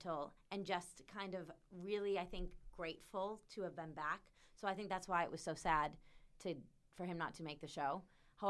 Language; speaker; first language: English; native; English